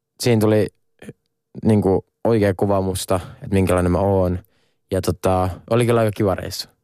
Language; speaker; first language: Finnish; non-native, local second language; Swedish